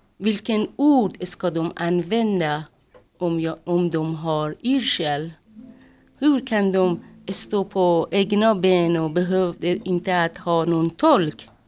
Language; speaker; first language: Swedish; non-native, fluent; Persian